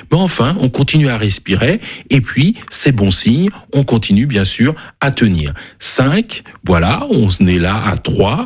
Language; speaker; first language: French; native; French